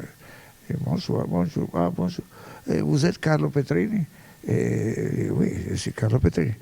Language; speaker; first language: French; non-native, fluent; Italian